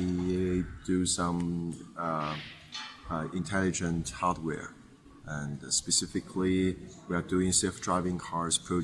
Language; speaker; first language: English; non-native, fluent; Chinese